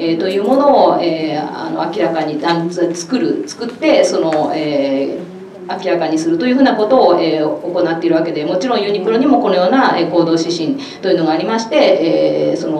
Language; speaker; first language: Japanese; native; Japanese